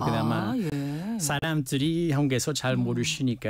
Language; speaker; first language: Korean; non-native, learner; French